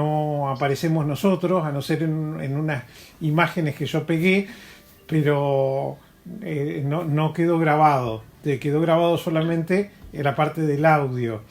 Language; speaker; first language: Spanish; native; Spanish